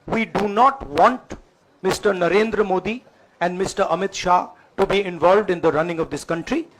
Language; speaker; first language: English; non-native, local second language; Hindi